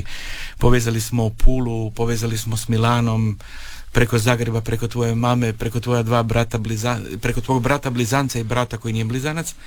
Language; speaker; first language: Serbian; native; Serbian